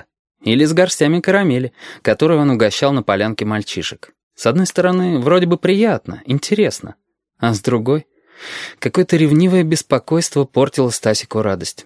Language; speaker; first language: Russian; native; Russian